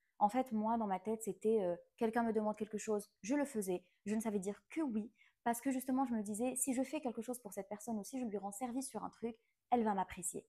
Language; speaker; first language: French; non-native, local second language; Arabic